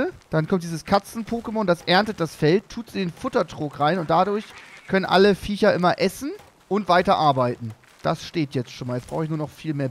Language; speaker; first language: German; native; German